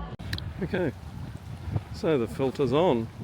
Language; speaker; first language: English; native; English